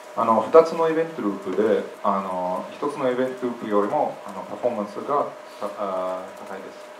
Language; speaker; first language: Japanese; non-native, fluent; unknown